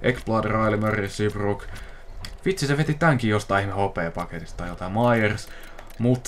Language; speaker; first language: Finnish; native; Finnish